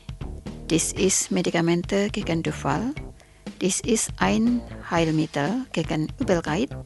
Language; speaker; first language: German; non-native, fluent; Indonesian